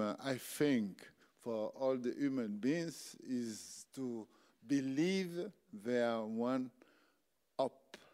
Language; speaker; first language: English; non-native, learner; French